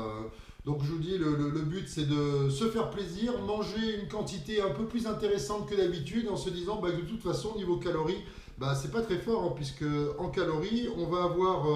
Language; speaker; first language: French; native; French